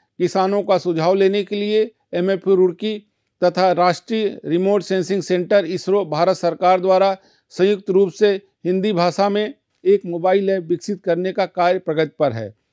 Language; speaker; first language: Hindi; native; Hindi